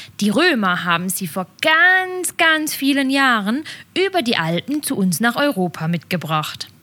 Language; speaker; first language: German; native; German